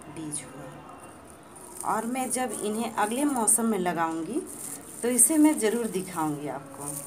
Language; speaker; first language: Hindi; native; Hindi